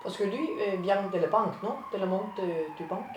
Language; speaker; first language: French; non-native, learner; Danish